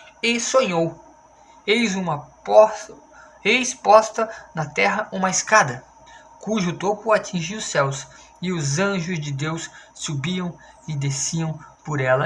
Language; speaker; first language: Portuguese; native; Portuguese